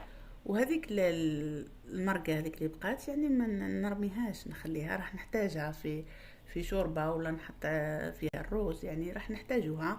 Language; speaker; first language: Arabic; native; Arabic